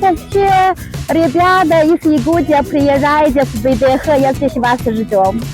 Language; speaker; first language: Russian; non-native, learner; Chinese